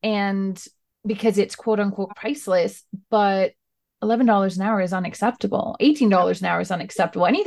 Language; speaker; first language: English; native; English